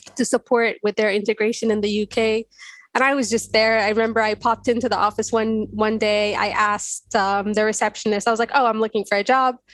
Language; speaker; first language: English; non-native, fluent; Arabic